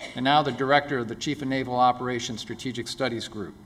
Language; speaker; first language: English; native; English